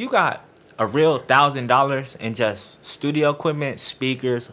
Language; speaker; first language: English; native; English